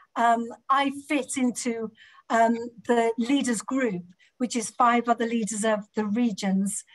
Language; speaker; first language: English; native; English